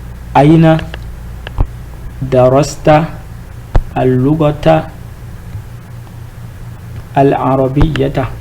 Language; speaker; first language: Arabic; non-native, fluent; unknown